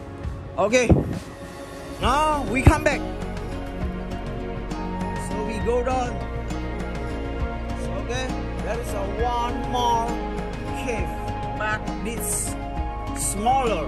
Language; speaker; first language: English; non-native, learner; Indonesian